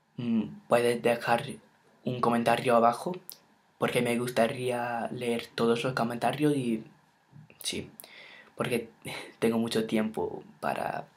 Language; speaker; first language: Spanish; non-native, fluent; English